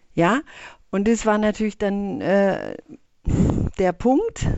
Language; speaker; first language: German; native; German